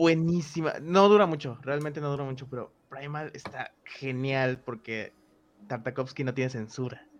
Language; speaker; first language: Spanish; native; Spanish